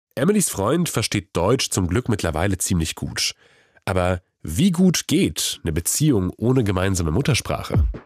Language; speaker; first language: German; non-native, fluent; Polish